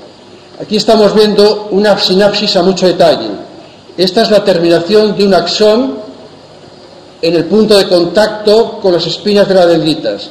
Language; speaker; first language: Spanish; native; Spanish